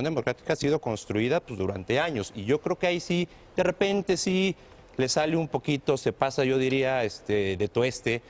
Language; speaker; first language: Spanish; native; Spanish